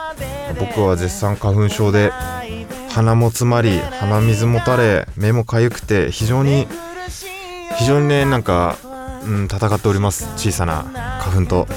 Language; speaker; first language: Japanese; native; Japanese